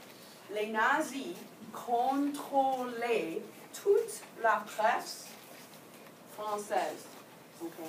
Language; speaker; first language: French; non-native, fluent; English